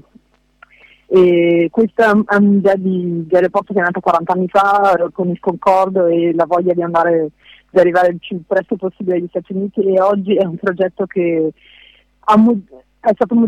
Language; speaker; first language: Italian; non-native, fluent; French